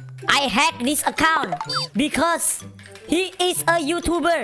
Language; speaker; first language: English; non-native, learner; Indonesian